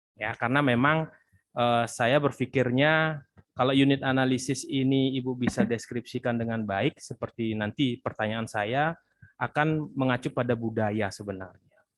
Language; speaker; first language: Indonesian; native; Indonesian